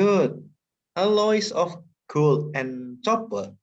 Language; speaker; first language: English; non-native, fluent; Indonesian